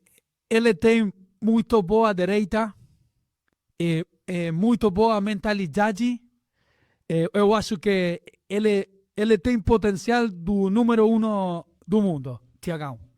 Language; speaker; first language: Portuguese; non-native, fluent; Spanish